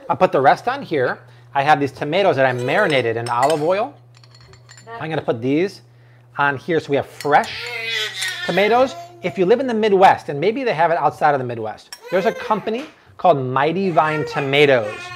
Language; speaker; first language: English; native; English